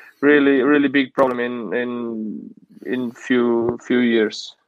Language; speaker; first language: English; non-native, learner; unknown